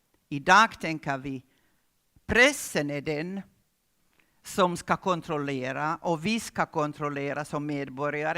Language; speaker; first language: Swedish; non-native, local second language; Finnish